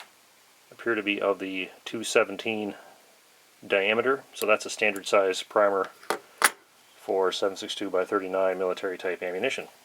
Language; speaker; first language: English; native; English